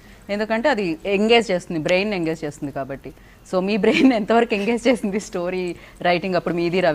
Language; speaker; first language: Telugu; native; Telugu